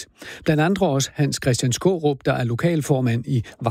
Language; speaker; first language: Danish; native; Danish